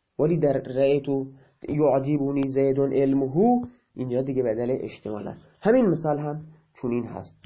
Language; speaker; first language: Persian; non-native, local second language; Baluchi